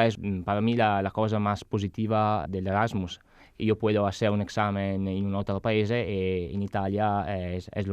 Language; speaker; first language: Spanish; non-native, learner; Italian